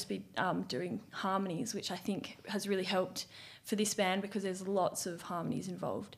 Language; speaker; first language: English; native; English